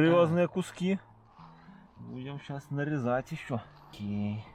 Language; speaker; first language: Russian; native; Russian